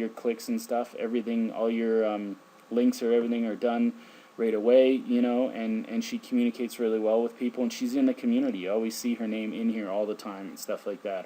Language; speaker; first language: English; native; English